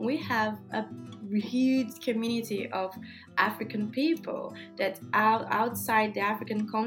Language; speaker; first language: English; non-native, fluent; Portuguese